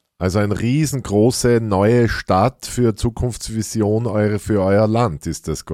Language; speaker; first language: German; native; German